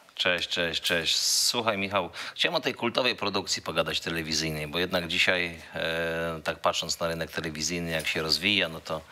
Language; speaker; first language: Polish; native; Polish